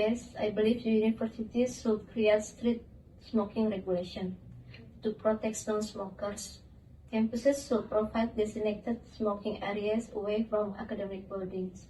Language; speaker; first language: English; non-native, learner; Indonesian